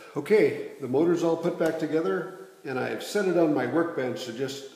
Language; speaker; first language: English; native; English